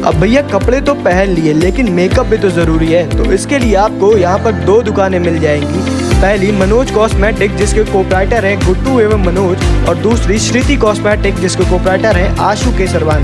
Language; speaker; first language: Hindi; native; Hindi